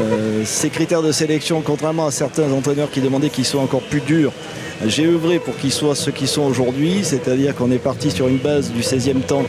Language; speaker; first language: French; native; French